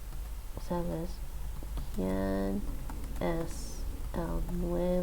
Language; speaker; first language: Spanish; non-native, learner; English